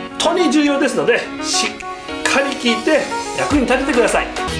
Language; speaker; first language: Japanese; native; Japanese